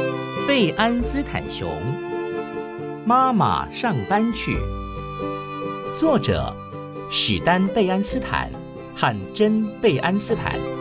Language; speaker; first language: Chinese; native; Chinese